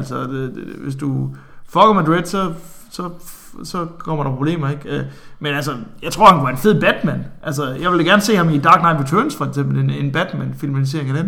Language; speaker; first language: Danish; native; Danish